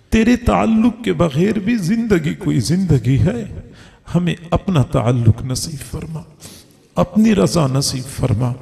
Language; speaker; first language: Urdu; non-native, local second language; Punjabi